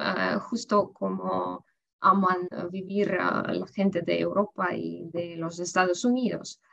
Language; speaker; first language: Spanish; non-native, fluent; Russian